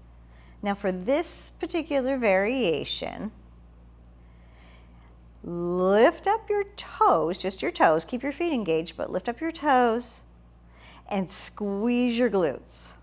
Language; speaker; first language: English; native; English